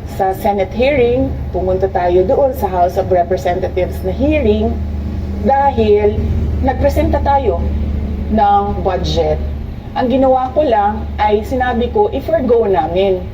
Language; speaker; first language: Filipino; non-native, local second language; Cebuano